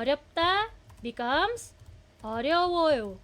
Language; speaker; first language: Korean; non-native, fluent; Filipino